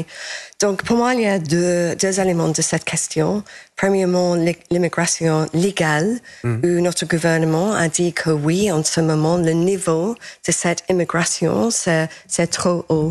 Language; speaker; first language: French; non-native, fluent; English